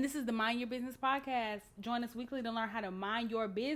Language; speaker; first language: English; native; English